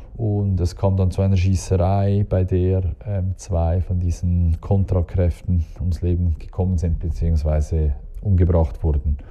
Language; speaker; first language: German; native; German